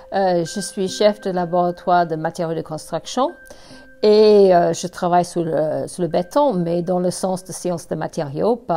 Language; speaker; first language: French; non-native, fluent; English